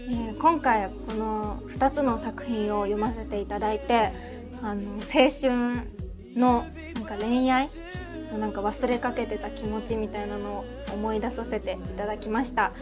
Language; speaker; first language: Japanese; native; Japanese